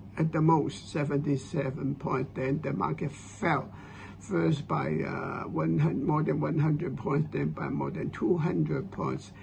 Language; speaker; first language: English; non-native, local second language; Cantonese